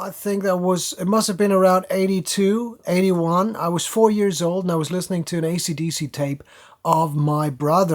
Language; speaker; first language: English; non-native, fluent; German